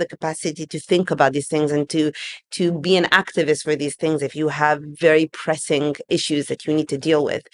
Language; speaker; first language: English; native; English